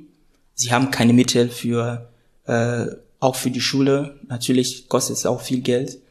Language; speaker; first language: German; non-native, fluent; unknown